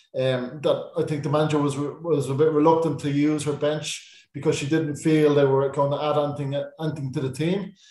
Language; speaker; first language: English; native; English